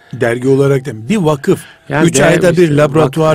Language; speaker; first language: Turkish; native; Turkish